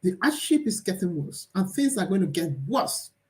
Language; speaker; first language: English; non-native, local second language; Yoruba